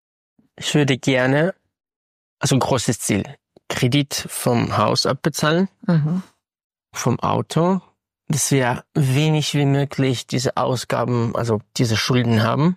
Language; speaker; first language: German; non-native, fluent; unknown